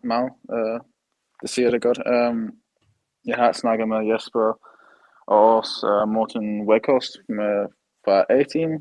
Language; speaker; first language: Danish; early bilingual, heritage; English